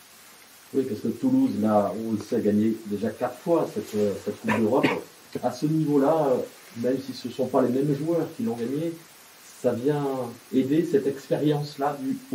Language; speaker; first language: French; native; French